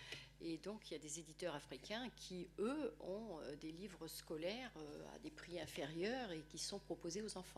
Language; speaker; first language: French; native; French